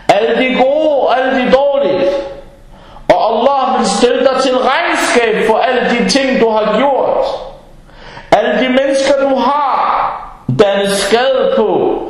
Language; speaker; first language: Danish; early bilingual, other home language; Arabic